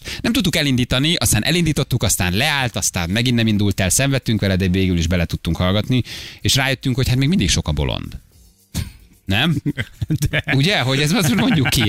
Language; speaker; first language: Hungarian; native; Hungarian